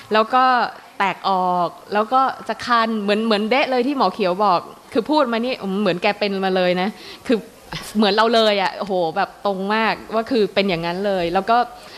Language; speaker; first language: Thai; native; Thai